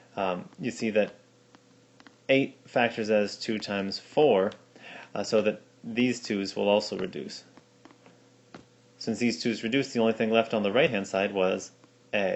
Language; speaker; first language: English; native; English